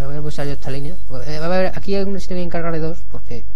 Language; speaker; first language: Spanish; native; Spanish